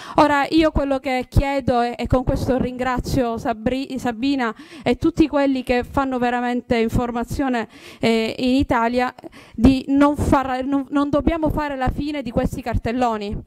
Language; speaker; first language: Italian; native; Italian